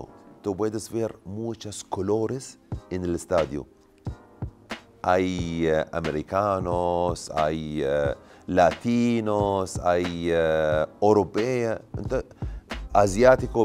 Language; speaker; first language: Spanish; non-native, learner; Arabic